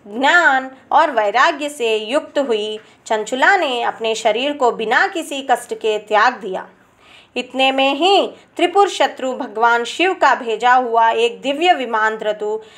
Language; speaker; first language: Hindi; non-native, local second language; Telugu